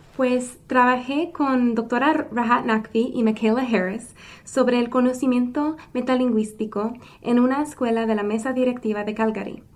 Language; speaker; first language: Spanish; early bilingual, other home language; English